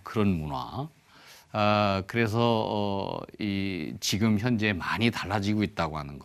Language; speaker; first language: Korean; native; Korean